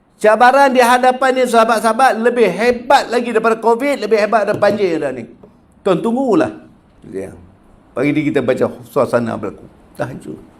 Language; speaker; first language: Malay; native; Malay